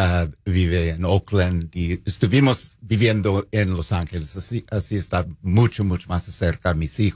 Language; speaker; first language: Spanish; non-native, fluent; English